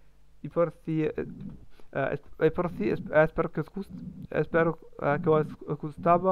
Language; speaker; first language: Spanish; non-native, learner; German